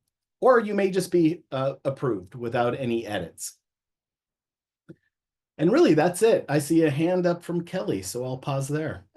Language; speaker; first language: English; native; English